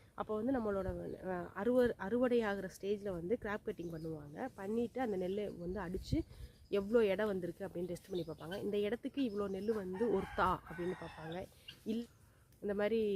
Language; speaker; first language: Tamil; native; Tamil